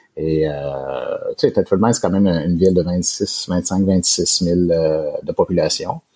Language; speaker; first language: French; native; French